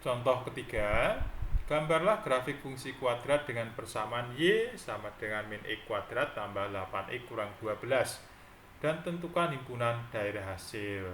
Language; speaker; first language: Indonesian; native; Indonesian